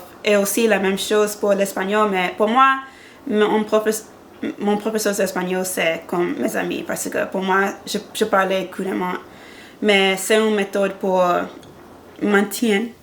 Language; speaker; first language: French; non-native, learner; English